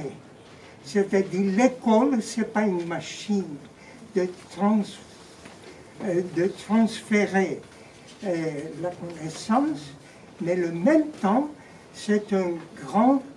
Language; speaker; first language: French; non-native, fluent; Greek